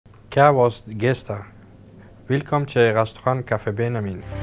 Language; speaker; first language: Danish; non-native, learner; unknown